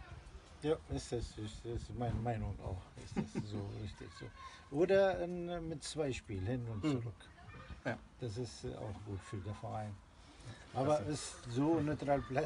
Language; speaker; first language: German; non-native, learner; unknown